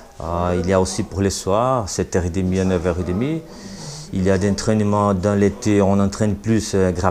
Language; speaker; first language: French; non-native, learner; Portuguese